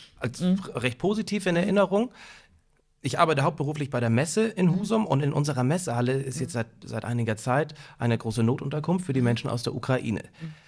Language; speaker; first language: German; native; German